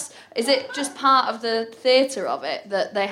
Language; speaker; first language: English; native; English